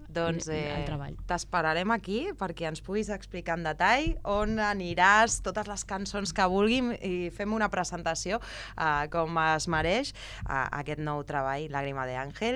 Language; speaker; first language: Catalan; native; Catalan